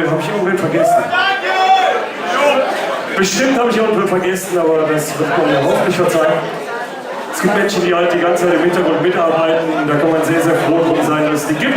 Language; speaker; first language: German; native; German